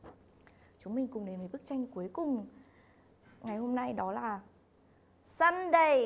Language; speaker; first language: Vietnamese; native; Vietnamese